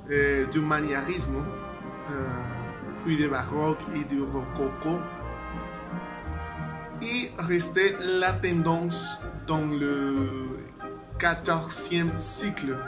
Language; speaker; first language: French; non-native, learner; Spanish